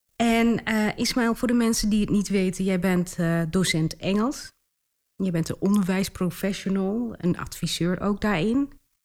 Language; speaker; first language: Dutch; early bilingual, other home language; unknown